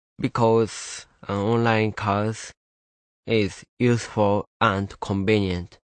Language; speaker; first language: English; non-native, learner; Japanese